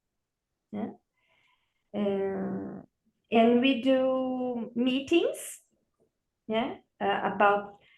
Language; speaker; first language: English; non-native, learner; Portuguese